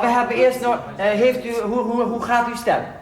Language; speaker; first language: Dutch; native; Dutch